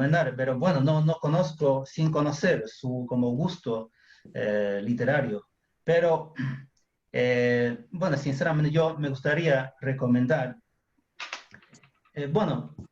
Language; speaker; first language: Spanish; non-native, fluent; Chinese